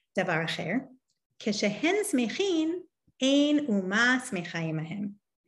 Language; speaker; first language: Hebrew; non-native, fluent; English